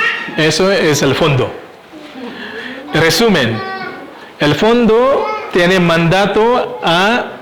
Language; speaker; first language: Spanish; non-native, fluent; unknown